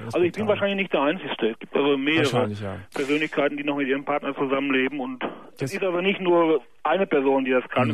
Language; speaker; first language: German; native; German